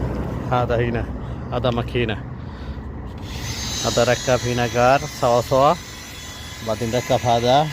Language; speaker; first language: Arabic; non-native, learner; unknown